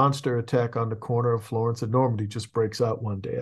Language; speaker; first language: English; native; English